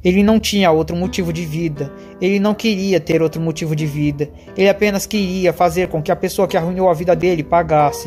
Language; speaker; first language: Portuguese; native; Portuguese